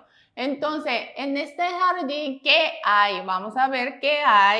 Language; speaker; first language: Spanish; non-native, fluent; Korean